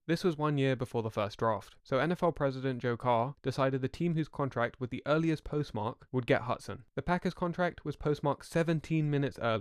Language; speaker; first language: English; native; English